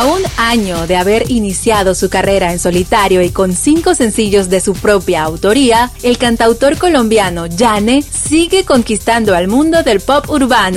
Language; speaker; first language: Spanish; native; Spanish